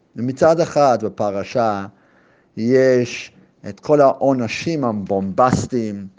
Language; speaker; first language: Hebrew; native; Hebrew